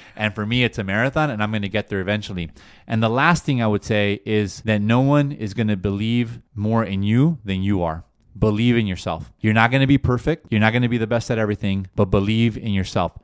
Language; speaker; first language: English; early bilingual, other home language; Spanish